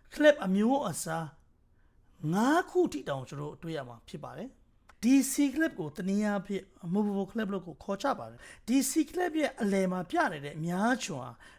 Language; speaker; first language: Burmese; non-native, local second language; Kachin